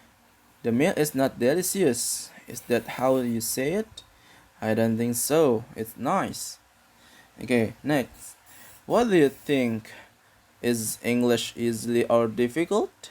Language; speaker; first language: English; non-native, fluent; Indonesian